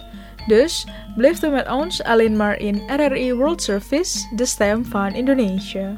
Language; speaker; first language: Dutch; non-native, fluent; Indonesian